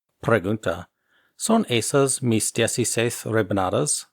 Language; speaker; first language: Spanish; non-native, fluent; English